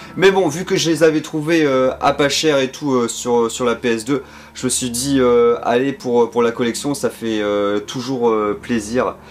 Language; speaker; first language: French; native; French